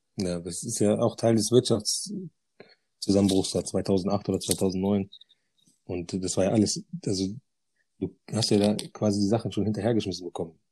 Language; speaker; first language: German; early bilingual, other home language; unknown